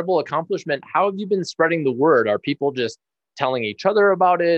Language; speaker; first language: English; native; English